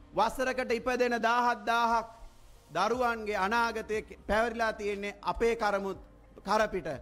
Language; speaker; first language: Sinhala; native; Sinhala